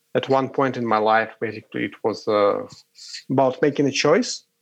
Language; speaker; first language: English; non-native, fluent; Ukrainian